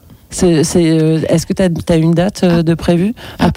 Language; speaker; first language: French; native; French